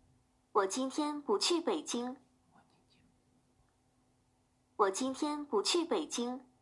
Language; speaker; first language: Chinese; non-native, learner; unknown